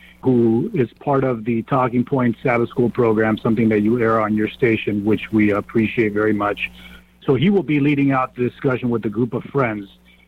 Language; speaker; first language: English; non-native, local second language; Spanish